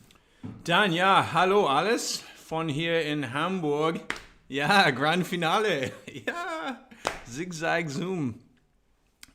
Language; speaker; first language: German; non-native, learner; English